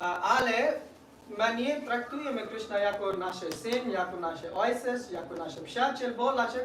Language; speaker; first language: Polish; non-native, learner; Hindi